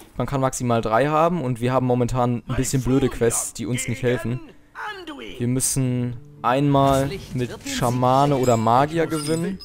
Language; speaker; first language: German; native; German